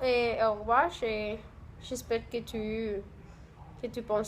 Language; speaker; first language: French; non-native, learner; Spanish